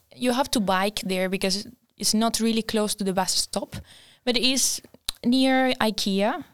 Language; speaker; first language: English; non-native, fluent; Spanish